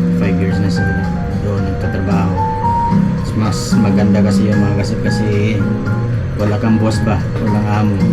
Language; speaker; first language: Filipino; non-native, local second language; Hiligaynon